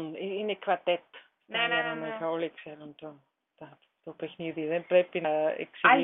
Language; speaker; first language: Greek; non-native, learner; German